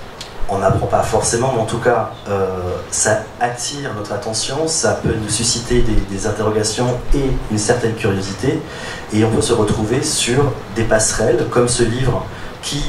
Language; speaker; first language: French; native; French